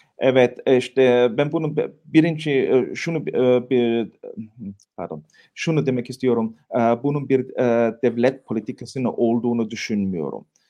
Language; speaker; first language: Turkish; non-native, fluent; German